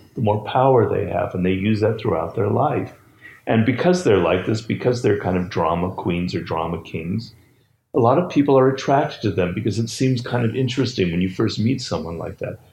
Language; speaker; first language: English; native; English